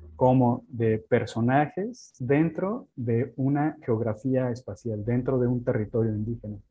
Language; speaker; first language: Spanish; native; Spanish